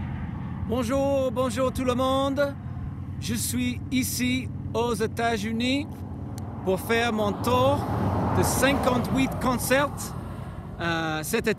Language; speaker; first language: French; non-native, learner; English